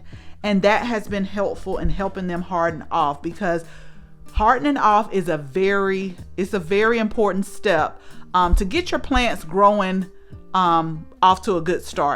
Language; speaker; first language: English; native; English